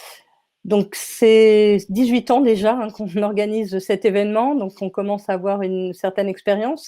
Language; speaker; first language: French; native; French